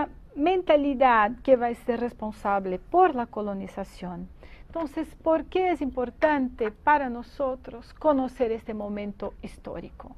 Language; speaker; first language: Spanish; non-native, fluent; Portuguese